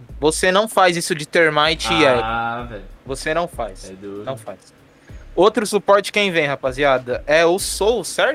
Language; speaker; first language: Portuguese; native; Portuguese